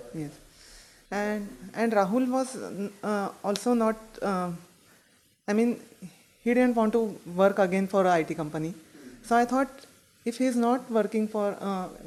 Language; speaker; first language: English; non-native, local second language; Marathi